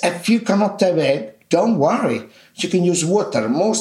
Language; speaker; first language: English; non-native, fluent; Italian